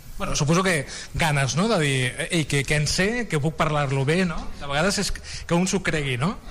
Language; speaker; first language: Catalan; native; Catalan